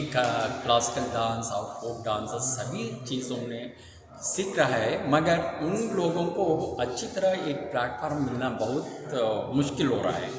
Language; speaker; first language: Hindi; non-native, local second language; Kannada